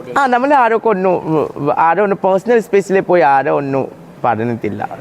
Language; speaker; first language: Malayalam; non-native, local second language; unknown